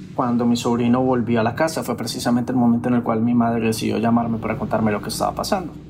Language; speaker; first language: Spanish; native; Spanish